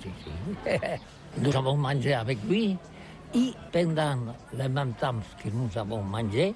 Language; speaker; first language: French; non-native, learner; Catalan